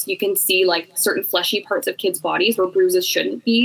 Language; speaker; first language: English; native; English